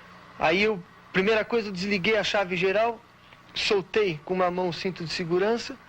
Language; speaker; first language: Portuguese; native; Portuguese